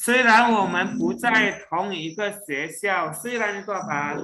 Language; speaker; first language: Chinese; non-native, local second language; Indonesian